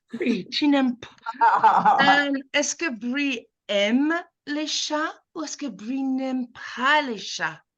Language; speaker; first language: French; non-native, fluent; English